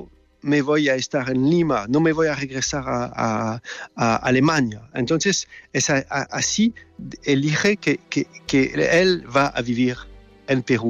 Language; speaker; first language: Spanish; non-native, fluent; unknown